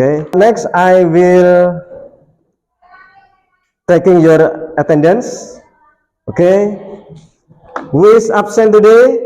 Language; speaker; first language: English; non-native, learner; Indonesian